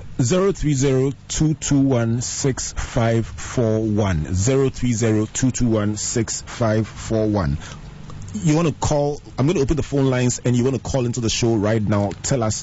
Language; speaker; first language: English; non-native, local second language; Akan